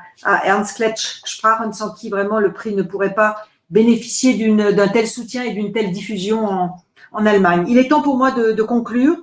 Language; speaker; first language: French; native; French